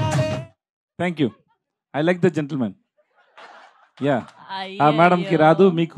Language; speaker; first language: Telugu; non-native, learner; Tamil